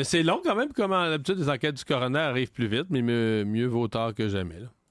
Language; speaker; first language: French; native; French